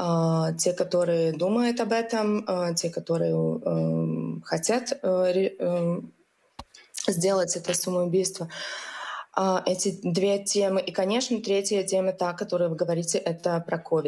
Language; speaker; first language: Russian; non-native, local second language; Latvian